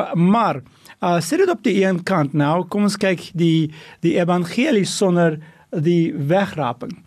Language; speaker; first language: Afrikaans; non-native, fluent; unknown